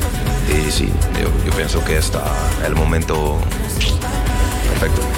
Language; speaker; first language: Spanish; non-native, learner; French